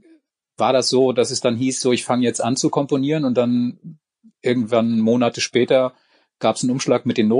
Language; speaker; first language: German; native; German